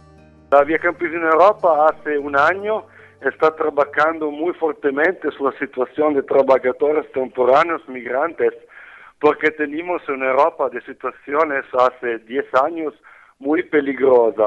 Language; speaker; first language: Spanish; non-native, learner; Italian